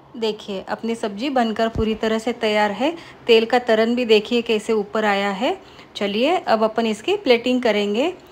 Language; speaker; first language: Hindi; non-native, local second language; Marathi